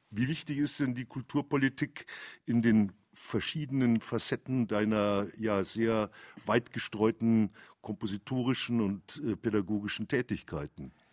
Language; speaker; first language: German; native; German